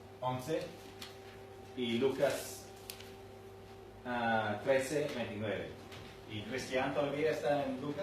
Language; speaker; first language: Spanish; non-native, fluent; English